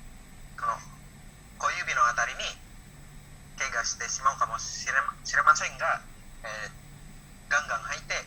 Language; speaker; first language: Japanese; non-native, learner; Indonesian